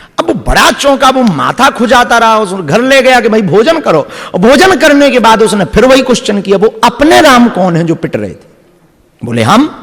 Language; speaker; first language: Hindi; native; Hindi